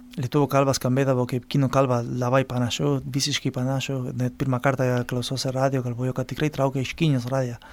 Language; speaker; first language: Lithuanian; non-native, fluent; Spanish